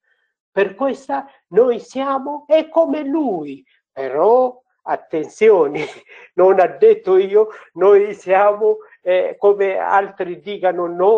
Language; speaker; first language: Italian; non-native, learner; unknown